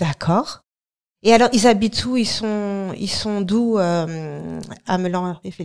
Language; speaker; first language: French; native; French